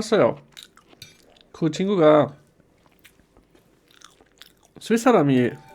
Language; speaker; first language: Korean; non-native, learner; German